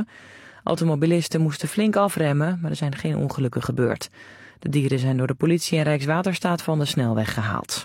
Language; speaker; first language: Dutch; native; Dutch